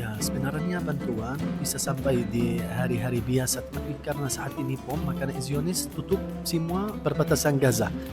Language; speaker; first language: Indonesian; non-native, fluent; Arabic